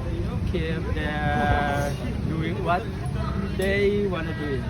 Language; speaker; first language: English; non-native, learner; Indonesian